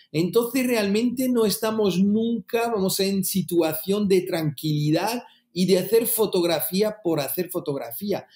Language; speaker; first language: Spanish; early bilingual, heritage; French